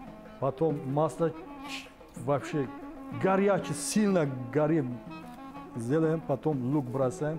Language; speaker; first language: Russian; non-native, learner; Tajik